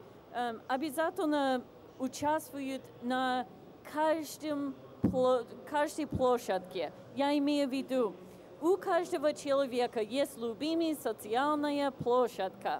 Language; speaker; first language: Russian; non-native, fluent; English